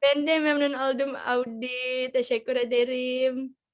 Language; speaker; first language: Turkish; non-native, fluent; Indonesian